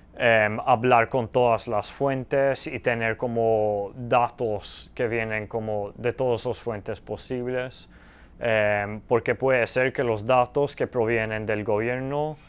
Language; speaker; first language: Spanish; early bilingual, heritage; Spanish